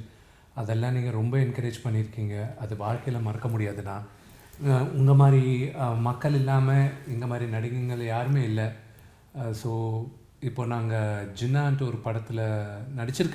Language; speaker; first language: Tamil; non-native, local second language; Telugu